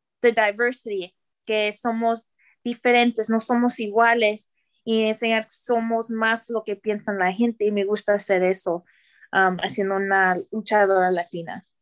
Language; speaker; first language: Spanish; early bilingual, heritage; Spanish